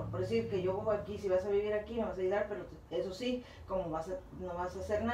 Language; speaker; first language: Spanish; native; Spanish